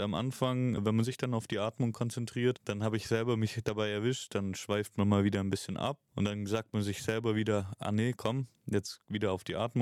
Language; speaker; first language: German; native; German